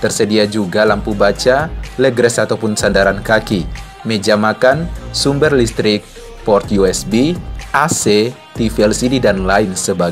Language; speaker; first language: Indonesian; native; Indonesian